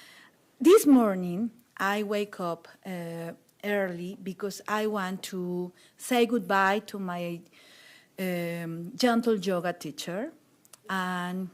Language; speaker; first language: English; non-native, learner; Spanish